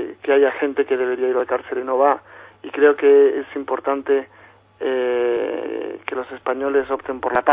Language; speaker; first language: Spanish; native; Spanish